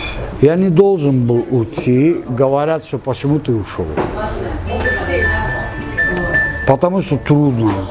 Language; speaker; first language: Russian; non-native, local second language; Azerbaijani